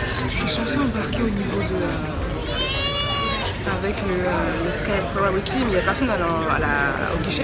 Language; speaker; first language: French; native; French